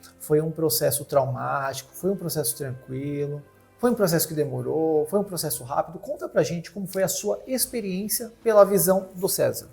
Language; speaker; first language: Portuguese; native; Portuguese